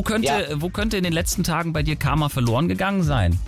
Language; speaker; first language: German; native; German